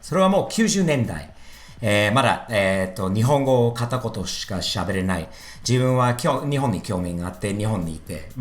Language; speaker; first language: Japanese; non-native, fluent; English